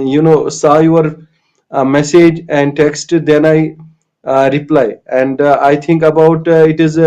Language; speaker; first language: English; non-native, local second language; Kashmiri